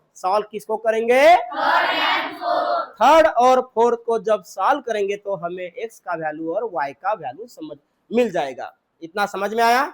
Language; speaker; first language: Hindi; non-native, local second language; Marathi